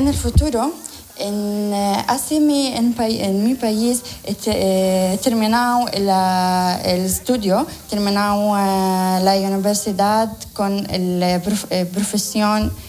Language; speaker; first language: Spanish; non-native, learner; Arabic